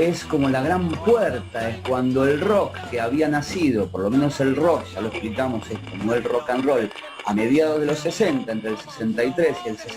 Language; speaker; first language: Spanish; native; Spanish